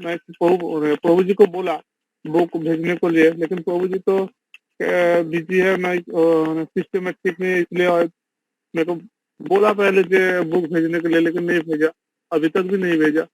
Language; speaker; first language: Hindi; non-native, local second language; Bangla